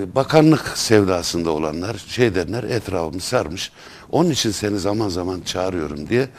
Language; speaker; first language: Turkish; native; Turkish